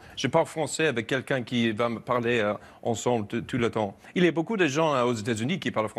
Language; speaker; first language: French; non-native, learner; English